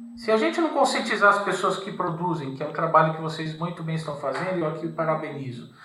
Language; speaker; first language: Portuguese; native; Portuguese